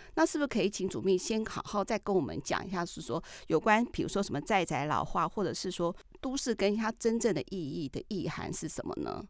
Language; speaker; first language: Chinese; native; Chinese